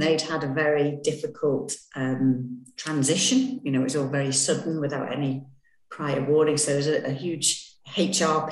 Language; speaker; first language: English; native; English